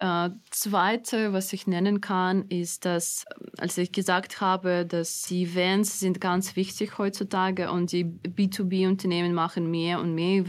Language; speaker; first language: German; non-native, fluent; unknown